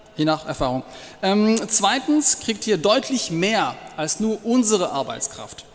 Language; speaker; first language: German; non-native, fluent; French